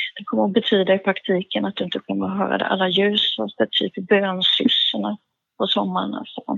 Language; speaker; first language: Swedish; native; Swedish